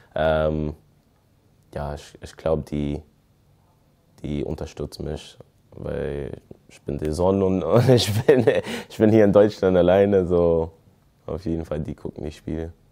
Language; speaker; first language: German; non-native, fluent; English